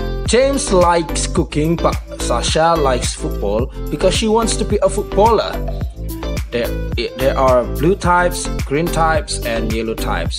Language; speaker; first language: English; non-native, fluent; Indonesian